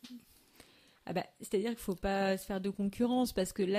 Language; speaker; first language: French; native; French